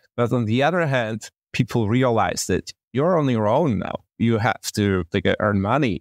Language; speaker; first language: English; non-native, fluent; Polish